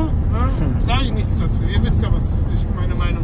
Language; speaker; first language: German; native; German